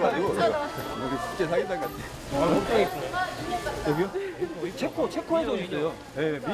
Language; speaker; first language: Korean; native; Korean